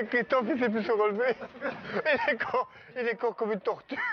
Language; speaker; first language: French; non-native, local second language; Dutch